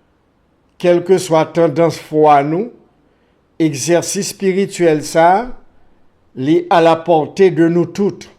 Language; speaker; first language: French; non-native, local second language; Haitian Creole